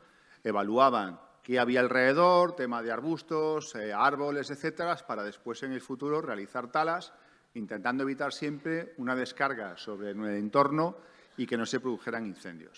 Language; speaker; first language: Spanish; native; Spanish